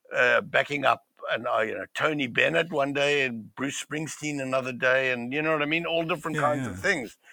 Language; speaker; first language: English; native; English